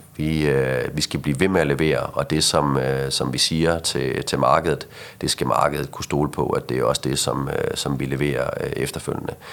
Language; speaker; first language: Danish; native; Danish